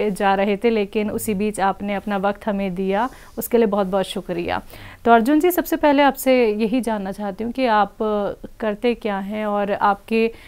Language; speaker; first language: Hindi; native; Hindi